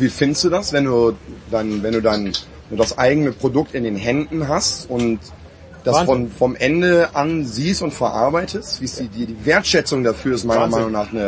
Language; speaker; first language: German; native; German